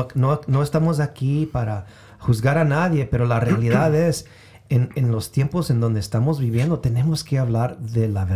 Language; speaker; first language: Spanish; early bilingual, heritage; Spanish